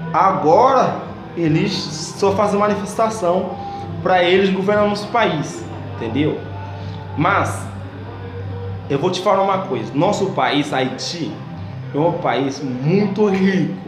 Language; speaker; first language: Portuguese; non-native, learner; Haitian Creole